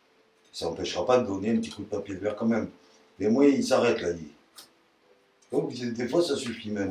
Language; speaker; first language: French; native; French